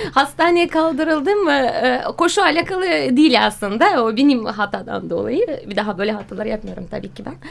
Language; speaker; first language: Turkish; non-native, fluent; Russian